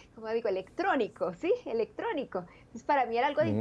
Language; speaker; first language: Spanish; native; Spanish